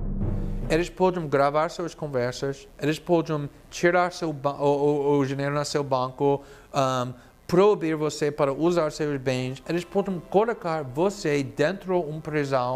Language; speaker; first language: Portuguese; non-native, fluent; English